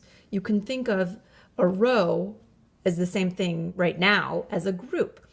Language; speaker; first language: English; native; English